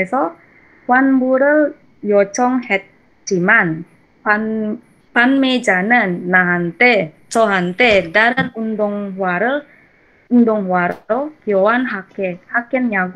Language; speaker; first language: Korean; non-native, learner; Indonesian